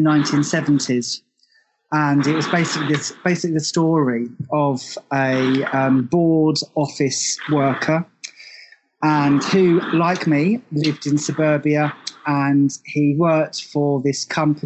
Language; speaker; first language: English; native; English